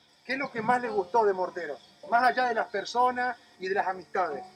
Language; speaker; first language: Spanish; native; Spanish